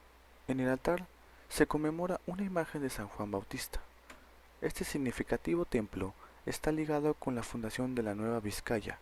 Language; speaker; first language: Spanish; native; Spanish